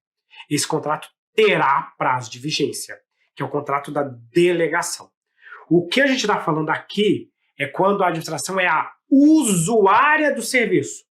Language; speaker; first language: Portuguese; native; Portuguese